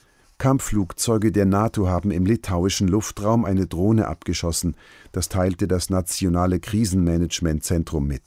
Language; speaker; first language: German; native; German